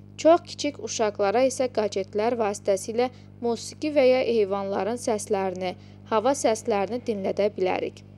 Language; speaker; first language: Azerbaijani; non-native, local second language; Georgian